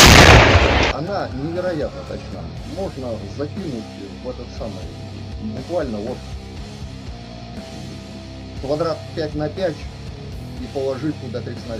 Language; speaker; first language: Russian; native; Russian